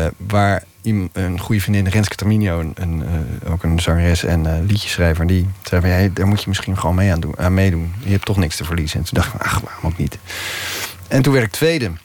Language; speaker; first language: Dutch; native; Dutch